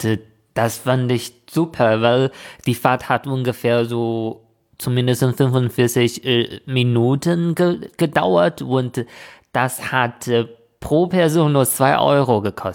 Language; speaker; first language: German; non-native, fluent; Chinese